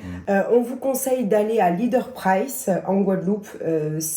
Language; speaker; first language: French; native; French